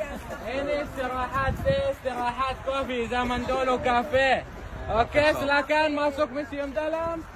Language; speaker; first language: Indonesian; non-native, learner; Arabic